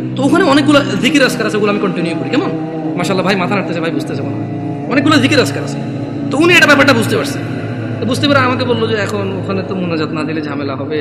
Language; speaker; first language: Bangla; early bilingual, heritage; Bangla